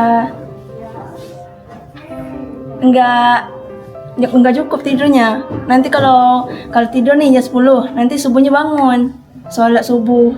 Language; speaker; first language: Indonesian; native; Indonesian